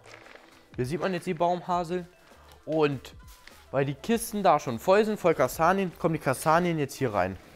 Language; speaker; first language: German; native; German